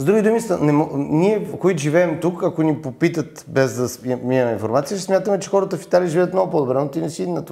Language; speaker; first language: Bulgarian; native; Bulgarian